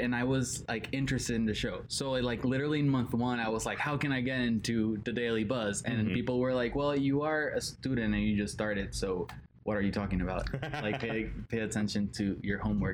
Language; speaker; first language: English; non-native, fluent; Spanish